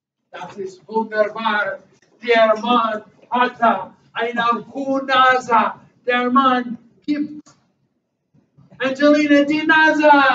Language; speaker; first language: German; non-native, learner; English